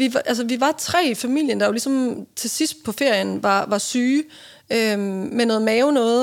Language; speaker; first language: Danish; native; Danish